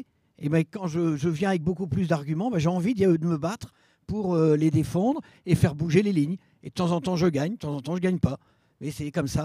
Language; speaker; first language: French; native; French